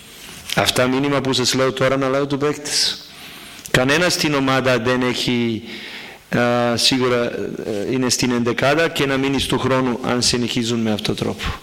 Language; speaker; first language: Greek; non-native, fluent; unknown